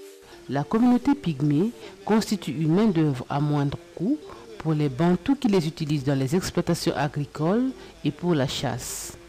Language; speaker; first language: French; non-native, local second language; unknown